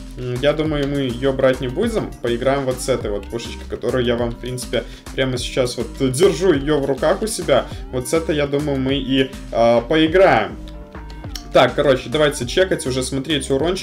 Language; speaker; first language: Russian; native; Russian